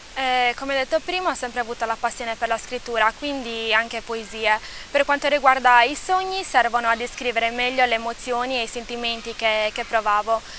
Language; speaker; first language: Italian; early bilingual, other home language; Portuguese